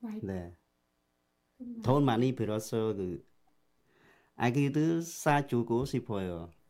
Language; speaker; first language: Korean; non-native, learner; Khmer